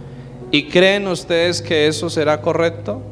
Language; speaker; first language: Spanish; native; Spanish